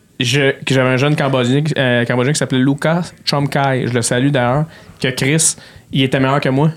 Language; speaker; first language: French; native; French